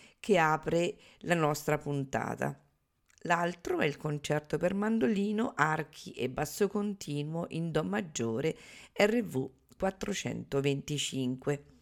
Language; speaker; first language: Italian; native; Italian